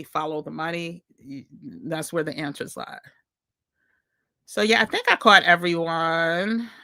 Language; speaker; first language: English; native; English